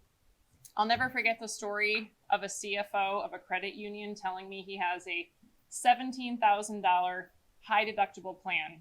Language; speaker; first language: English; native; English